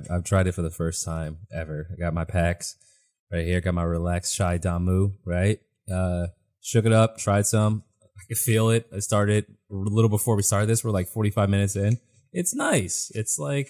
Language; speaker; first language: English; native; English